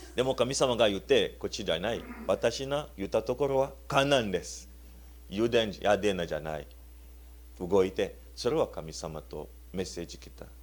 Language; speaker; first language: Japanese; non-native, learner; Luba-Lulua